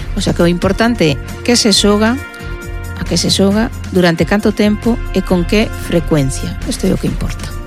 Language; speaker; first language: Galician; non-native, local second language; Spanish